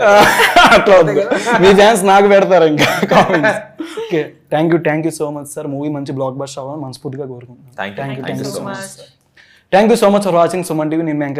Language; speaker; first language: Telugu; native; Telugu